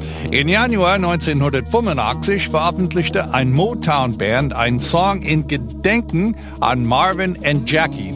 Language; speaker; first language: German; non-native, fluent; English